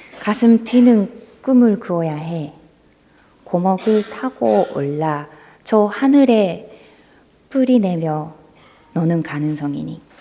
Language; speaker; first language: Korean; non-native, fluent; Japanese